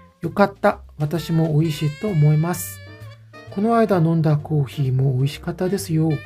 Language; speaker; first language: Japanese; non-native, fluent; Korean